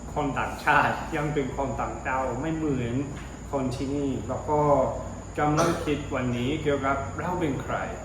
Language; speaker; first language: Thai; non-native, fluent; English